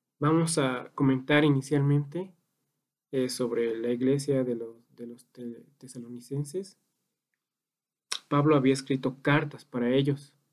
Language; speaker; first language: Spanish; native; Spanish